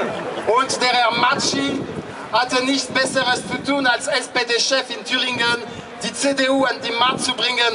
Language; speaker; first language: German; non-native, fluent; French